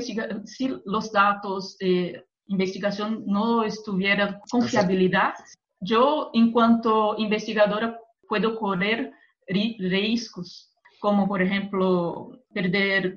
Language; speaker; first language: Spanish; non-native, fluent; Portuguese